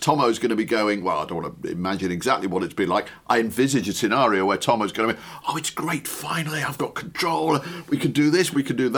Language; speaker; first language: English; native; English